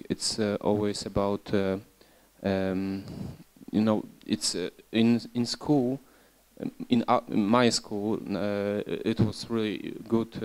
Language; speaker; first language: English; non-native, learner; Polish